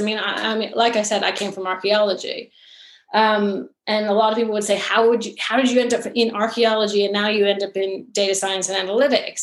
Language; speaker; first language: English; native; English